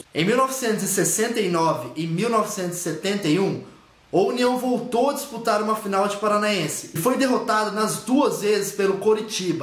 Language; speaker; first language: Portuguese; native; Portuguese